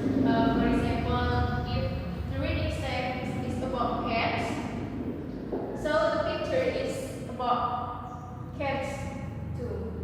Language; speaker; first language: English; non-native, learner; Indonesian